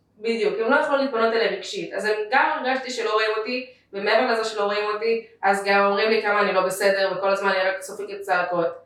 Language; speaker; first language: Hebrew; early bilingual, other home language; Russian